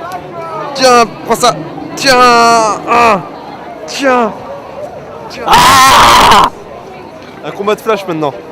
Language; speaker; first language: French; native; French